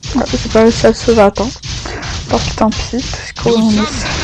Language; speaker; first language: French; native; French